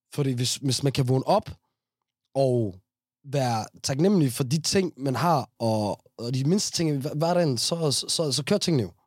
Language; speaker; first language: Danish; early bilingual, other home language; Somali